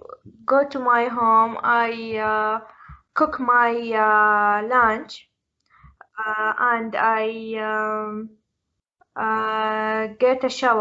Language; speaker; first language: English; non-native, learner; Arabic